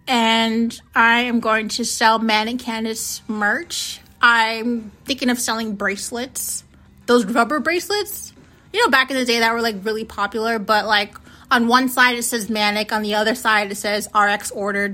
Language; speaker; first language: English; early bilingual, other home language; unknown